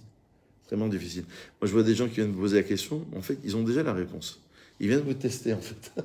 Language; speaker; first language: French; native; French